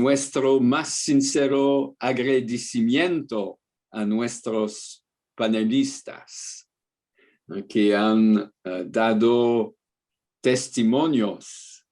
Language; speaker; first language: Spanish; non-native, fluent; French